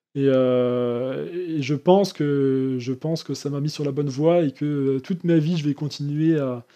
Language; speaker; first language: French; native; French